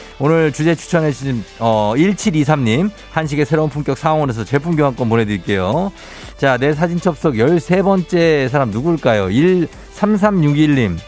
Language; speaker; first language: Korean; native; Korean